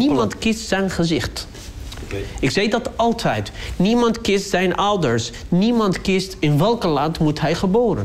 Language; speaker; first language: Dutch; non-native, learner; Arabic